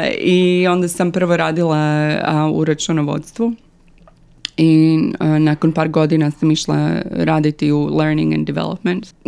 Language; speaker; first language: Croatian; early bilingual, other home language; English